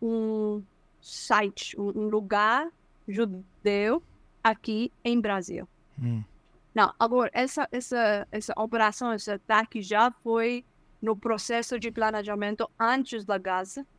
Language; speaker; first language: Portuguese; non-native, fluent; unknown